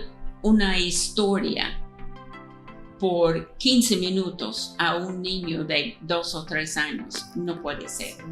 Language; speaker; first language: Spanish; non-native, fluent; English